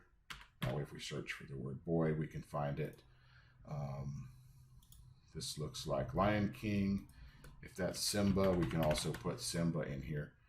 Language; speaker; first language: English; native; English